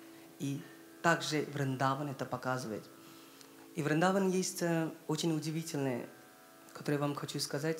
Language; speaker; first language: Russian; non-native, learner; Hindi